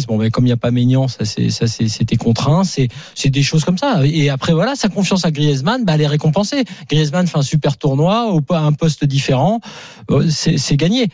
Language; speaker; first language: French; native; French